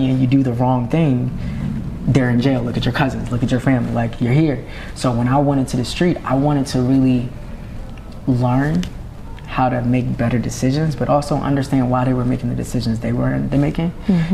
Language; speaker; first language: English; native; English